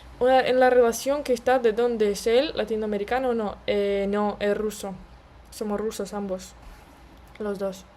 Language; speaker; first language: Spanish; non-native, fluent; Russian